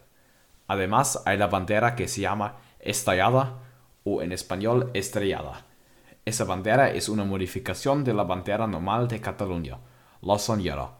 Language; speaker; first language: Spanish; non-native, learner; German